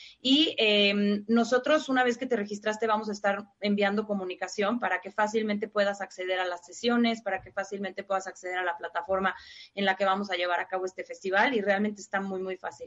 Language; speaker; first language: Spanish; native; Spanish